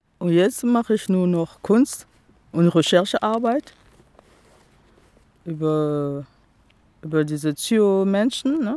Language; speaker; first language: German; non-native, fluent; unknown